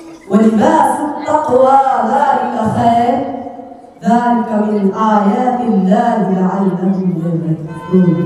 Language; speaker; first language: Arabic; non-native, learner; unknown